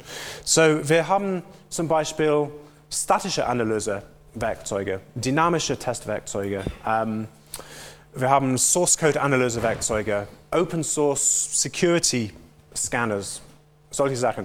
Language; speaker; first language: German; non-native, fluent; English